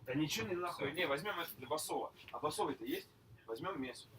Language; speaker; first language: Russian; native; Russian